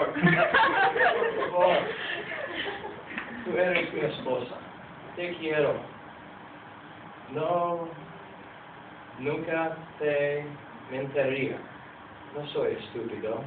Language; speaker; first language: Spanish; non-native, learner; English